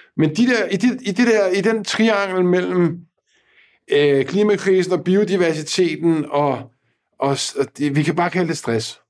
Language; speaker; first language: Danish; native; Danish